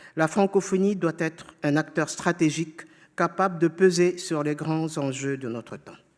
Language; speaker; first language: French; non-native, fluent; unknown